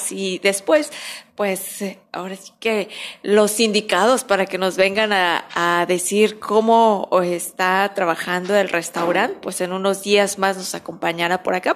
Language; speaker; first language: Spanish; native; Spanish